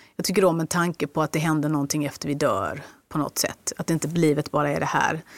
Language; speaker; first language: Swedish; native; Swedish